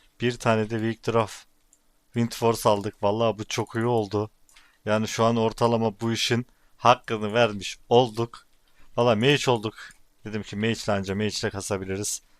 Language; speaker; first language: Turkish; native; Turkish